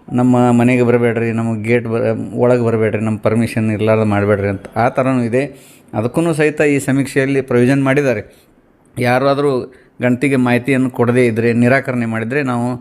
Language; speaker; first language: Kannada; native; Kannada